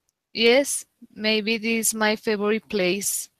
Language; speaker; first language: English; non-native, learner; Spanish